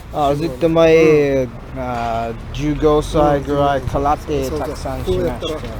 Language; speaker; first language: Japanese; non-native, learner; English